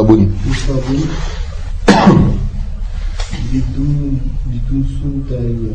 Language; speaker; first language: Arabic; non-native, learner; French